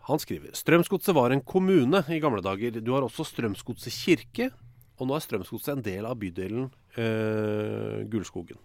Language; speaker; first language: Norwegian; native; Norwegian